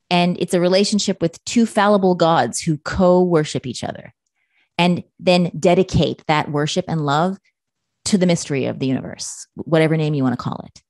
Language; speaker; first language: English; native; English